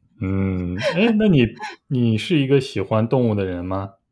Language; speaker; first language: Chinese; native; Chinese